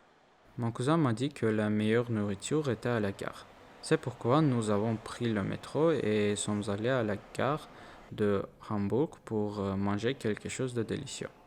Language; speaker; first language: French; non-native, learner; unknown